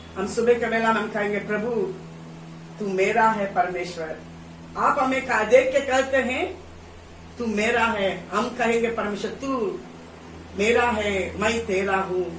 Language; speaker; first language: Hindi; non-native, local second language; Tamil